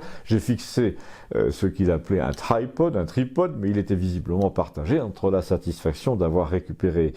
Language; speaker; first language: French; native; French